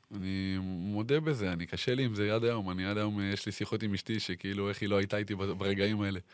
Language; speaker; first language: Hebrew; native; Hebrew